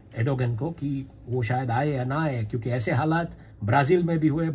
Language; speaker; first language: Hindi; non-native, local second language; Gujarati